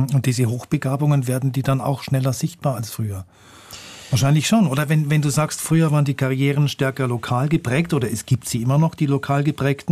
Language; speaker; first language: German; native; German